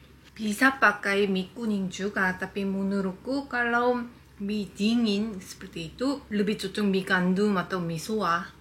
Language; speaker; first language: Indonesian; non-native, fluent; Korean